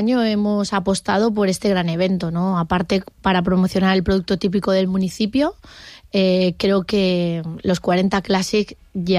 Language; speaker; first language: Spanish; native; Spanish